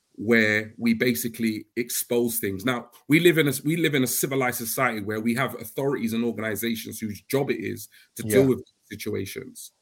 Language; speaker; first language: English; native; English